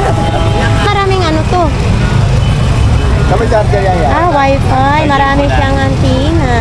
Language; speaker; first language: Filipino; non-native, local second language; Cebuano